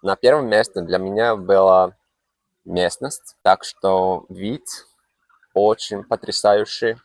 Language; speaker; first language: Russian; non-native, fluent; Finnish